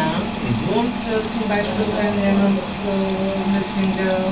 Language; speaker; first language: German; non-native, fluent; Bulgarian